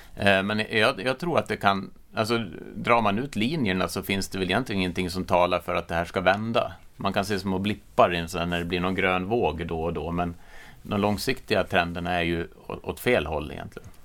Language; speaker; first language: Swedish; native; Swedish